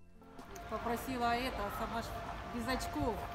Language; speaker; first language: Russian; native; Russian